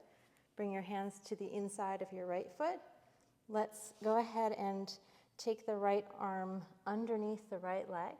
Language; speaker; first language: English; native; English